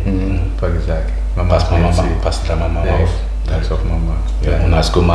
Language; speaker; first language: German; early bilingual, other home language; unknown